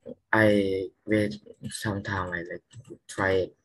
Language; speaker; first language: English; non-native, learner; Thai